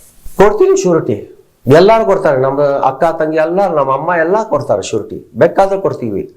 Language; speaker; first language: Kannada; non-native, local second language; Telugu